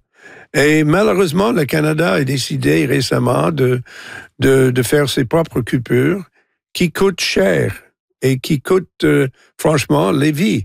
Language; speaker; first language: French; non-native, local second language; English